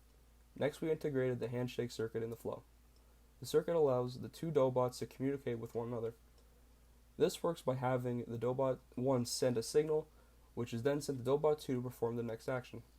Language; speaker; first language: English; native; English